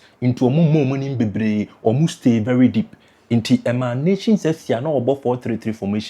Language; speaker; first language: English; non-native, local second language; Akan